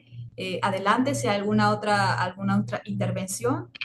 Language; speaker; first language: Spanish; native; Spanish